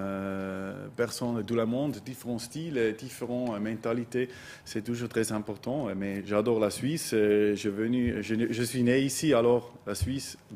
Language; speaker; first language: French; non-native, local second language; German